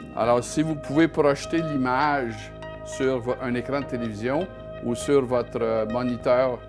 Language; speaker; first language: French; native; French